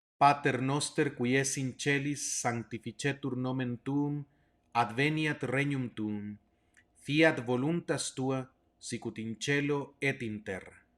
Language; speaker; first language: Spanish; native; Spanish